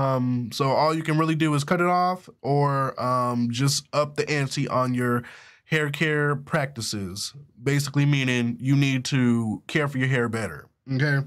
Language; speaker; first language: English; native; English